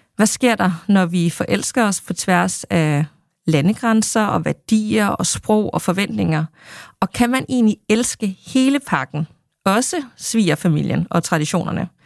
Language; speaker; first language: Danish; native; Danish